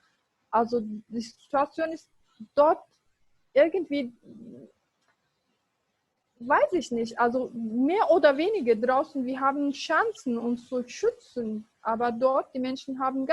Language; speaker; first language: German; non-native, fluent; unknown